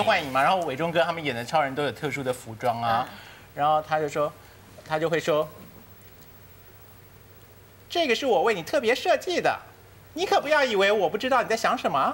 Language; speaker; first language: Chinese; native; Chinese